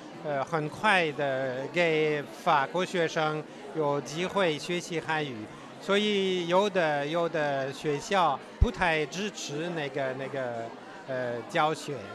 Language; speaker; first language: Chinese; non-native, fluent; French